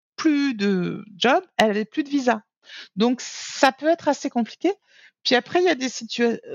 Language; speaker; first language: French; native; French